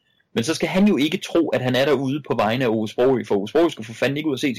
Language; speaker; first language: Danish; native; Danish